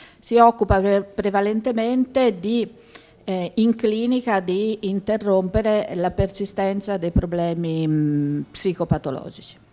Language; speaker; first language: Italian; native; Italian